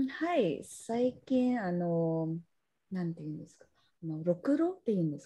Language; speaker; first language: Japanese; non-native, learner; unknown